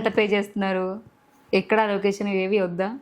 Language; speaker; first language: Telugu; native; Telugu